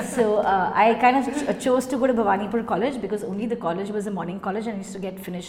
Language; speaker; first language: English; non-native, local second language; Hindi